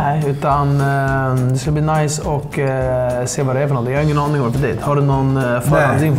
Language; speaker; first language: Swedish; native; Swedish